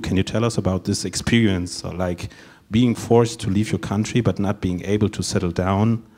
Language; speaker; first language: English; non-native, fluent; German